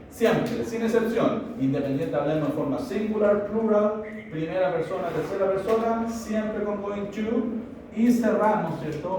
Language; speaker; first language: Spanish; native; Spanish